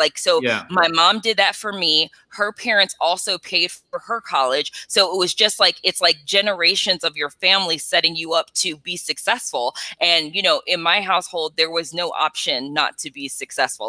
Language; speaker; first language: English; native; English